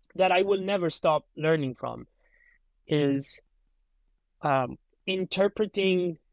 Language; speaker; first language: English; non-native, fluent; Italian